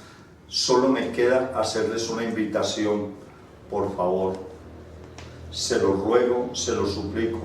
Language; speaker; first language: Spanish; native; Spanish